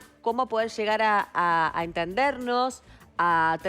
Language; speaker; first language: Spanish; native; Spanish